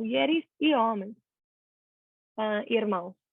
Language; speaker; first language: Portuguese; non-native, learner; English